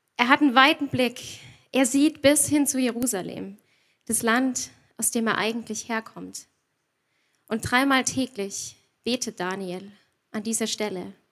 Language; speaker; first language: German; native; German